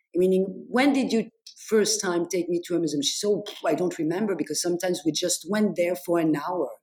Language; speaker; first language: English; non-native, fluent; French